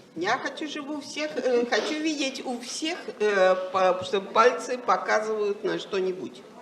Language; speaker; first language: Russian; native; Russian